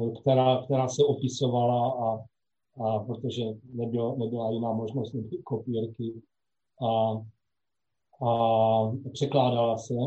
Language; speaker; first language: Czech; non-native, local second language; Slovak